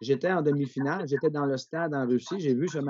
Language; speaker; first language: French; native; French